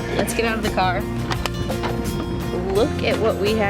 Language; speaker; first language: English; native; English